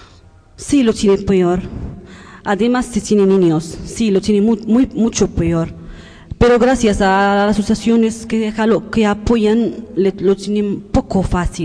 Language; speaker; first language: Spanish; non-native, learner; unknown